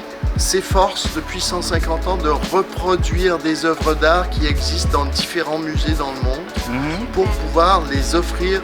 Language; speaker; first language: French; native; French